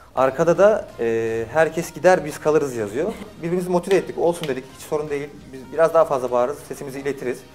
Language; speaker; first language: Turkish; native; Turkish